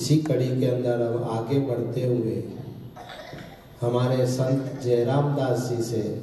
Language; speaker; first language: Hindi; native; Hindi